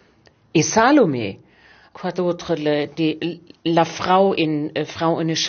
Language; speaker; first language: French; non-native, fluent; German